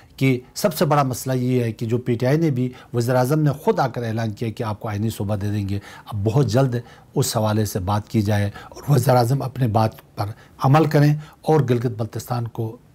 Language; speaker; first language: Urdu; non-native, local second language; Shina